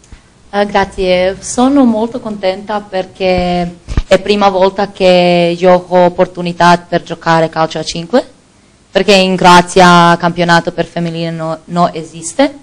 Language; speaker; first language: Italian; non-native, learner; Croatian